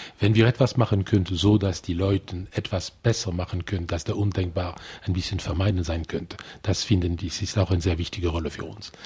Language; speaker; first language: German; non-native, local second language; French